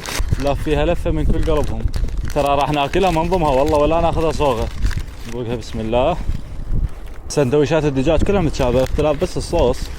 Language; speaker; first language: Arabic; native; Arabic